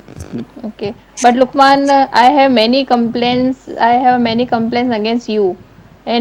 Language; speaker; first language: English; non-native, learner; Hindi